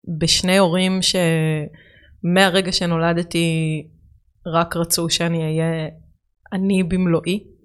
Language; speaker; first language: Hebrew; native; Hebrew